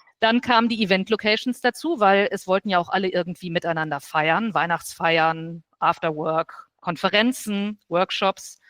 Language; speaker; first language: German; native; German